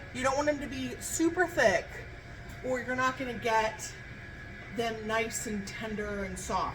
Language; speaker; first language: English; native; English